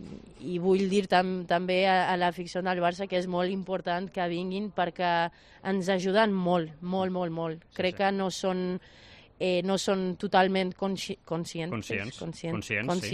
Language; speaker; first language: Catalan; non-native, fluent; Spanish